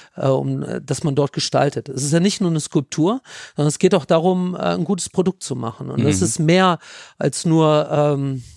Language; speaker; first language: German; native; German